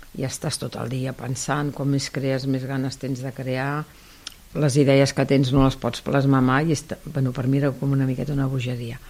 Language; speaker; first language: Catalan; native; Catalan